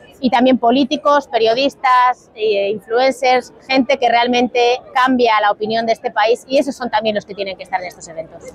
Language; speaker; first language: Spanish; native; Spanish